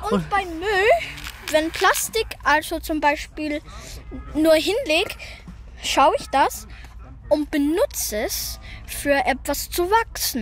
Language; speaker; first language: German; non-native, learner; English